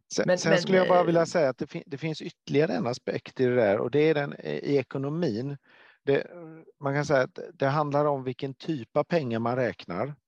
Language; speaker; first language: Swedish; native; Swedish